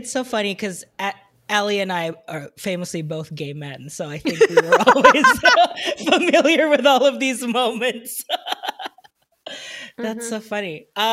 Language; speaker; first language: English; non-native, local second language; Filipino